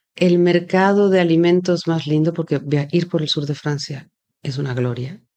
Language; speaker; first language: Spanish; native; Spanish